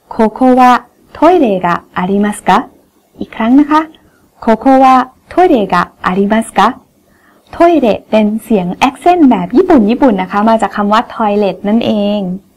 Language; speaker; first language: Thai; native; Thai